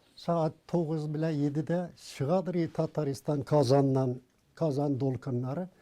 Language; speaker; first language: Tatar; early bilingual, heritage; Tatar